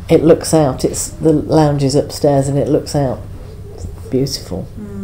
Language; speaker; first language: English; native; English